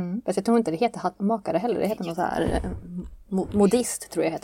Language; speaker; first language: Swedish; native; Swedish